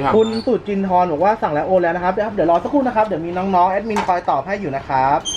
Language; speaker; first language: Thai; native; Thai